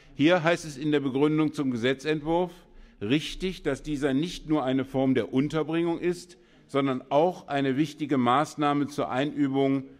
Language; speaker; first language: German; native; German